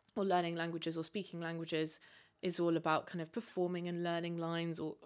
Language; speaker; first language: English; native; English